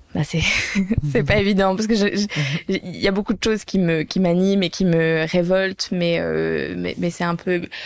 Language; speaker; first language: French; native; French